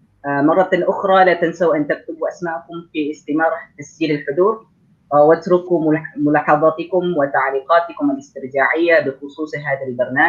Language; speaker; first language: Arabic; non-native, fluent; Malay